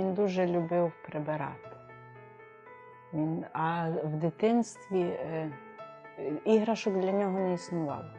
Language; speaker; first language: Ukrainian; native; Ukrainian